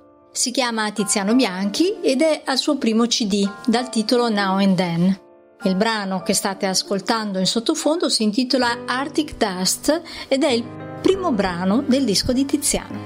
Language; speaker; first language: Italian; native; Italian